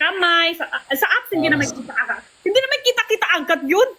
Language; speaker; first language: Filipino; non-native, learner; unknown